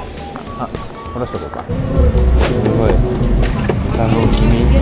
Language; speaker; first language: Japanese; native; Japanese